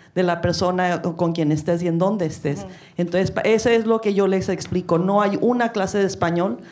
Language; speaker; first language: Spanish; early bilingual, heritage; Spanish